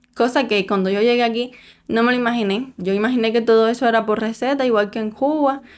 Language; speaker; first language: Spanish; native; Spanish